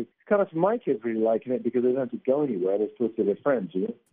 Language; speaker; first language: English; native; English